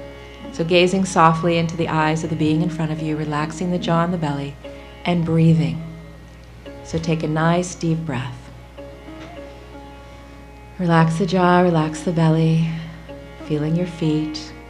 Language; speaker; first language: English; native; English